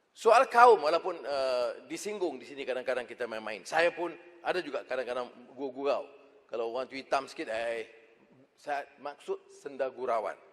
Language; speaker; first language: Malay; native; Malay